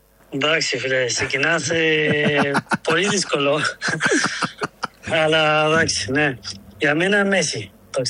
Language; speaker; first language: Greek; non-native, learner; Spanish